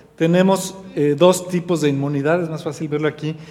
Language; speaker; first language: Spanish; native; Spanish